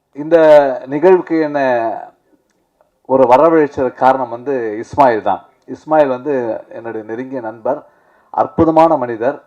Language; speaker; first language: Tamil; native; Tamil